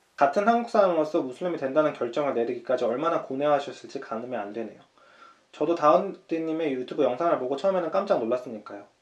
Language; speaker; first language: Korean; native; Korean